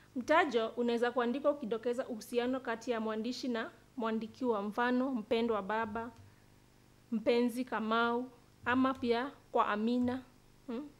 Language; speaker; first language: Swahili; non-native, local second language; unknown